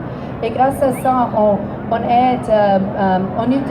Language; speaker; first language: French; non-native, learner; English